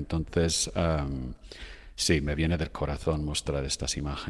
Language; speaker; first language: Spanish; non-native, fluent; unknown